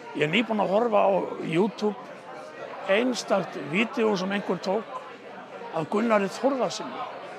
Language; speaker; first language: Icelandic; native; Icelandic